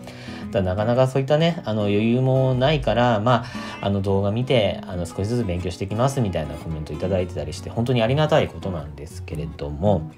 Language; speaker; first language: Japanese; native; Japanese